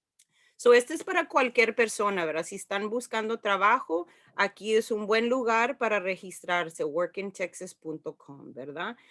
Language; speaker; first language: Spanish; early bilingual, heritage; Spanish